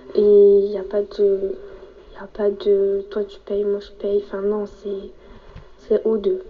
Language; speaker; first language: French; native; French